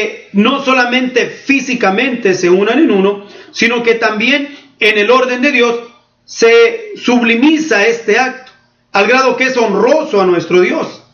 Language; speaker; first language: Spanish; native; Spanish